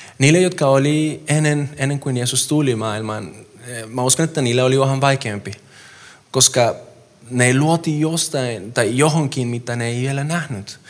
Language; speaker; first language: Finnish; non-native, fluent; Spanish